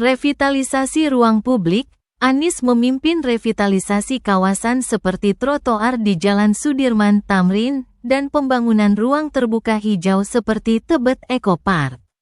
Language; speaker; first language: Indonesian; native; Indonesian